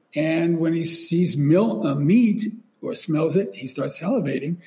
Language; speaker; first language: English; native; English